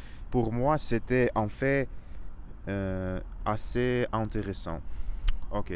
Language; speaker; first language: French; non-native, learner; Russian